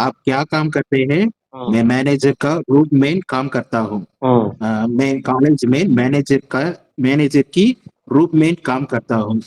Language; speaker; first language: Hindi; non-native, learner; Tamil